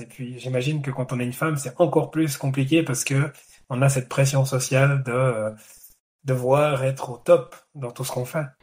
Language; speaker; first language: French; native; French